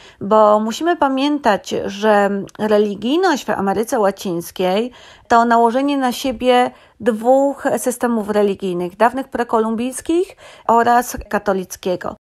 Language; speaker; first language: Polish; native; Polish